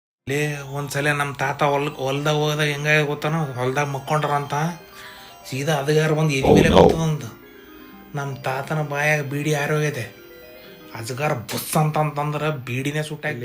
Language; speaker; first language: Kannada; native; Kannada